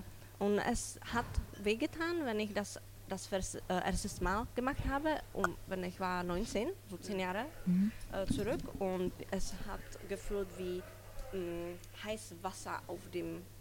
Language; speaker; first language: German; non-native, learner; Czech